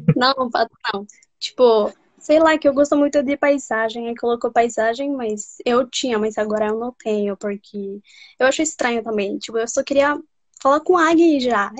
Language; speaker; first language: Portuguese; non-native, fluent; Spanish